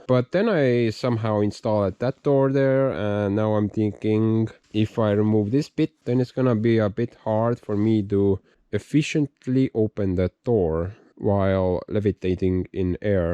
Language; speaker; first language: English; non-native, fluent; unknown